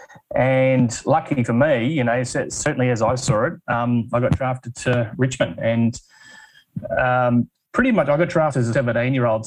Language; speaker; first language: English; native; English